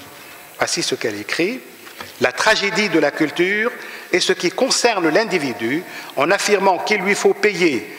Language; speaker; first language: French; non-native, local second language; Arabic